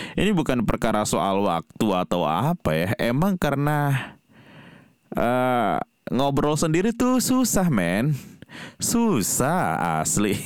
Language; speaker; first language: Indonesian; non-native, local second language; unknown